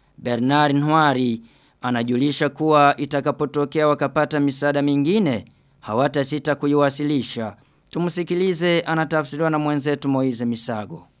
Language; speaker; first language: Swahili; non-native, local second language; Rundi